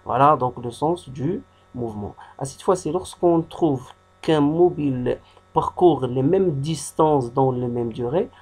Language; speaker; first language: French; non-native, local second language; Arabic